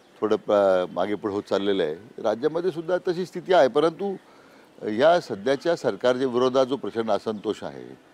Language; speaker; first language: Marathi; native; Marathi